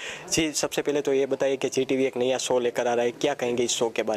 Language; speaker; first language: Hindi; non-native, local second language; Gujarati